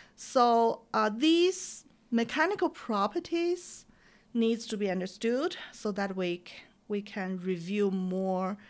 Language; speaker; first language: English; non-native, fluent; Chinese